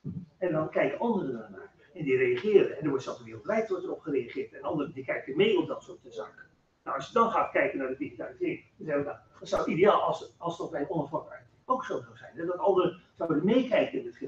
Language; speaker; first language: Dutch; native; Dutch